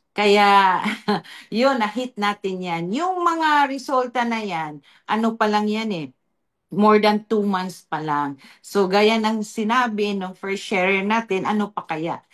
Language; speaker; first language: Filipino; non-native, local second language; Cebuano